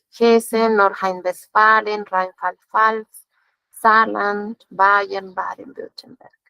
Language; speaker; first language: German; non-native, fluent; Spanish